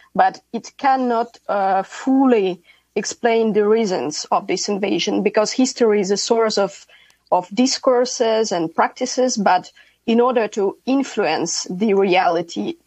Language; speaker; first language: English; non-native, fluent; Ukrainian